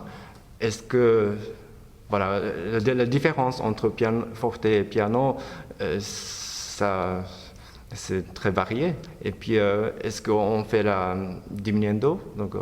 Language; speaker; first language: French; non-native, fluent; Japanese